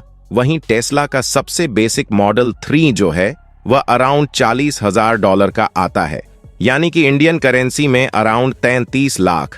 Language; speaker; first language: Hindi; native; Hindi